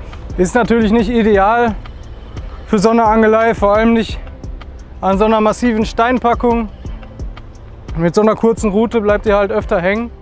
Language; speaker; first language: German; native; German